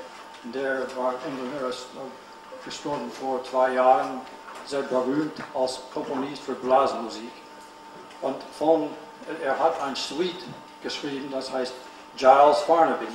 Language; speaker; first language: German; non-native, learner; English